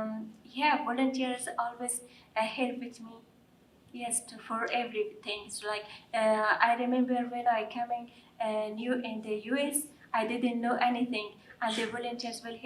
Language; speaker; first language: English; non-native, learner; Persian